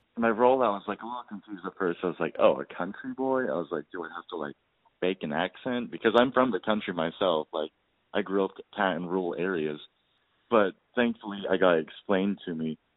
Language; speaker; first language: English; native; English